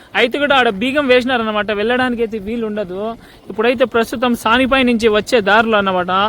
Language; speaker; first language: Telugu; non-native, local second language; Urdu